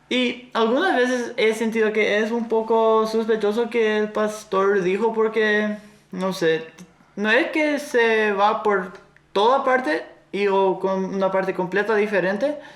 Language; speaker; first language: Spanish; non-native, fluent; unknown